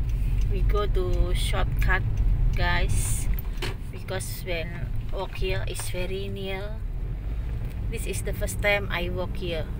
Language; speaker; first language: English; non-native, learner; Indonesian